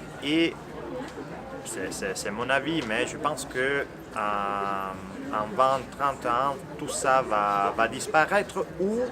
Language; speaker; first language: French; non-native, fluent; Italian